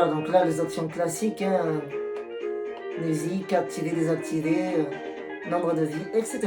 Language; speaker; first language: French; native; French